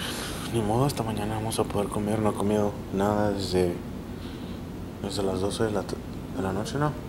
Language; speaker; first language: Spanish; native; Spanish